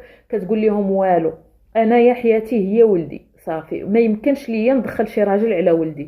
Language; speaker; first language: Arabic; native; Arabic